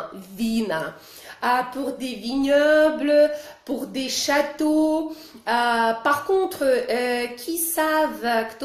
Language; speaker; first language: French; non-native, fluent; Russian